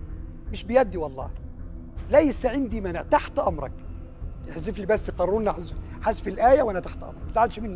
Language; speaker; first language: Arabic; native; Arabic